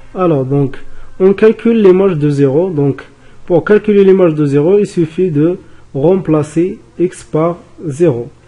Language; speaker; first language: French; non-native, local second language; Arabic